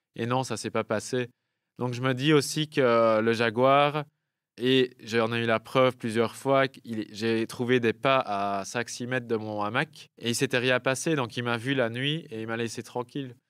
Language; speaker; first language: French; native; French